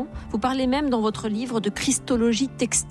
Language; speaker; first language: French; native; French